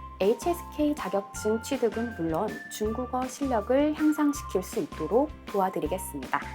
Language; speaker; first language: Korean; native; Korean